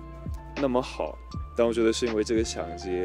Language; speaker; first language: Chinese; non-native, fluent; English